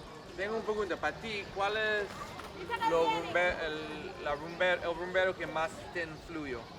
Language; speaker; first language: Spanish; non-native, learner; English